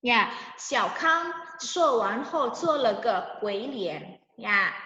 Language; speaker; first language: Chinese; non-native, fluent; Indonesian